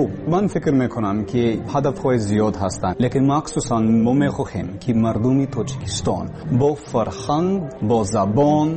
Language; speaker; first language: Persian; non-native, learner; English